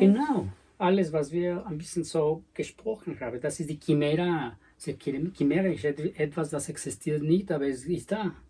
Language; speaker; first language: German; non-native, learner; Spanish